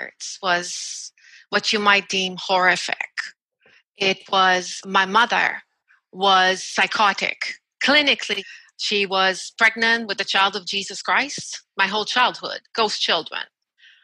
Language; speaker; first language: English; non-native, fluent; French